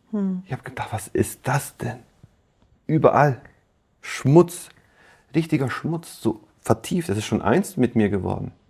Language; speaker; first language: German; native; German